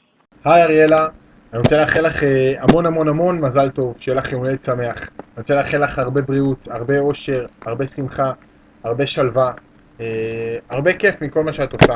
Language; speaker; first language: Hebrew; native; Hebrew